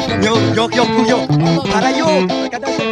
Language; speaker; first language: Turkish; non-native, learner; Kazakh